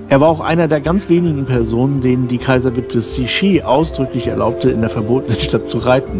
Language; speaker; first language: German; native; German